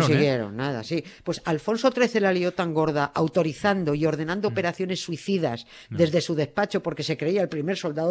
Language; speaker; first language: Spanish; native; Spanish